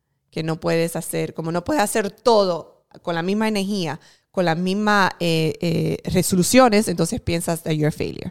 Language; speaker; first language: Spanish; early bilingual, other home language; English